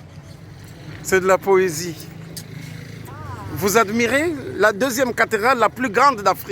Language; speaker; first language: French; non-native, local second language; Swahili